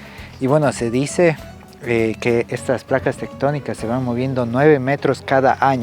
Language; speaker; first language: Spanish; native; Spanish